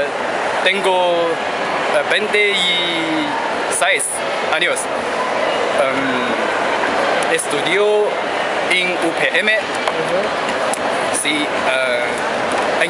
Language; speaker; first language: Spanish; non-native, learner; Chinese